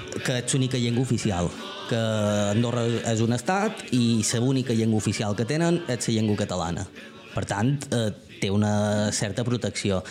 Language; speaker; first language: Catalan; native; Catalan